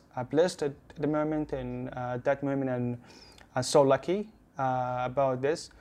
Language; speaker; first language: English; non-native, learner; Arabic